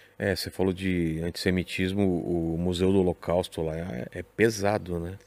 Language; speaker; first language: Portuguese; native; Portuguese